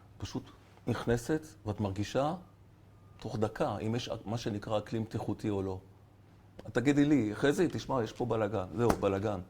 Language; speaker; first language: Hebrew; native; Hebrew